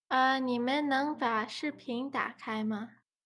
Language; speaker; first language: Chinese; early bilingual, heritage; Chinese